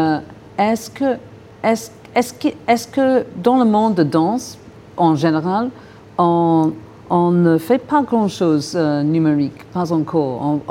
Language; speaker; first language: French; non-native, fluent; English